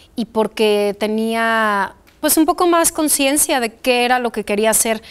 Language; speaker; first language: Spanish; early bilingual, other home language; Polish